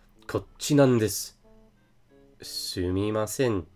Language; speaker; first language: Japanese; non-native, learner; English